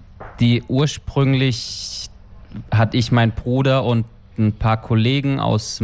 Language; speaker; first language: German; native; German